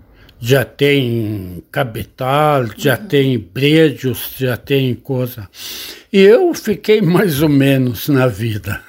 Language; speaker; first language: Portuguese; non-native, learner; Arabic